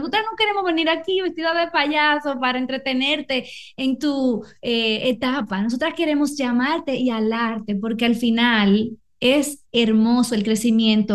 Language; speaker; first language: Spanish; native; Spanish